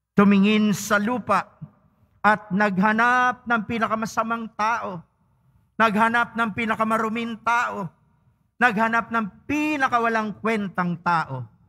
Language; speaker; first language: Filipino; native; Filipino